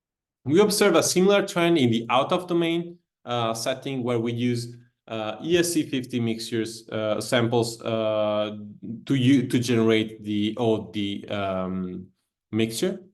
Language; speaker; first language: English; non-native, fluent; Italian